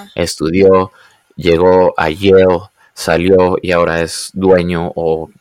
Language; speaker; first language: Spanish; early bilingual, heritage; Spanish